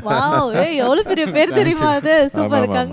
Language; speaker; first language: Tamil; native; Tamil